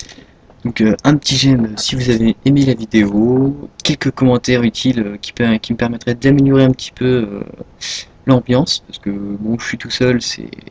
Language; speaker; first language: French; native; French